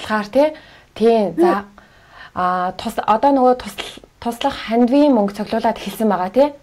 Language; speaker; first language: Mongolian; native; Mongolian